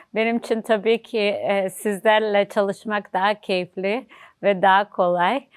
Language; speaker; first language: Turkish; non-native, fluent; Azerbaijani